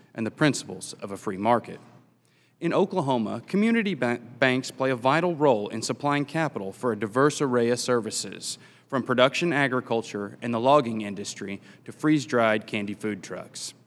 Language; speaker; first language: English; native; English